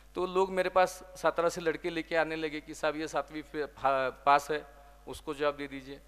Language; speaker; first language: Hindi; non-native, local second language; Marathi